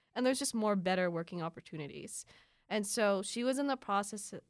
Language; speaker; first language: English; early bilingual, other home language; Filipino